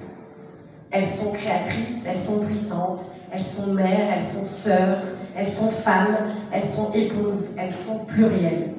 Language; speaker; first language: French; native; French